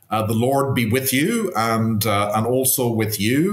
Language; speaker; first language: English; native; English